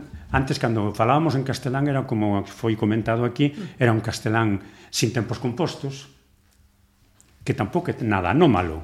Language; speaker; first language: Galician; non-native, local second language; Spanish